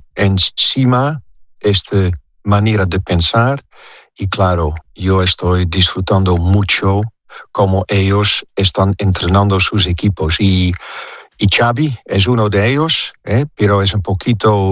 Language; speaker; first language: Spanish; non-native, fluent; Dutch